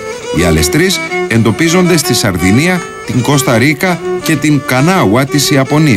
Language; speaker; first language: Greek; native; Greek